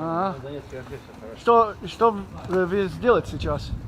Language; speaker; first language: Russian; non-native, learner; English